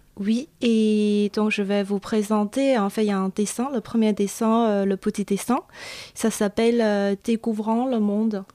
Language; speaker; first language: French; non-native, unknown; Chinese